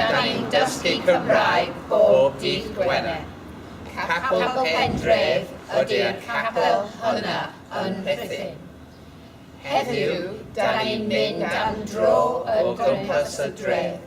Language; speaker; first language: Welsh; non-native, learner; English